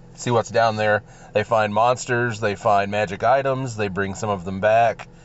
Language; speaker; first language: English; native; English